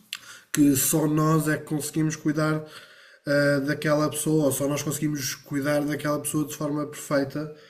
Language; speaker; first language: Portuguese; native; Portuguese